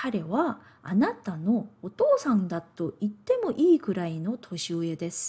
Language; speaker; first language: Japanese; non-native, fluent; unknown